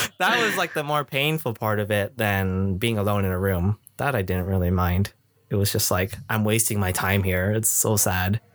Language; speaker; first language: English; early bilingual, other home language; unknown